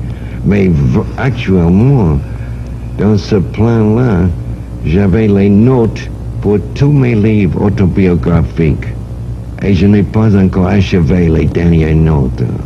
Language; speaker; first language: French; non-native, fluent; English